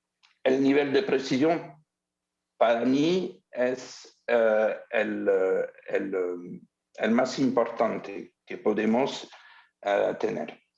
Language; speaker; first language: Spanish; non-native, learner; French